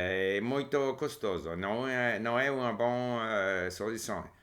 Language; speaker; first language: Portuguese; non-native, learner; English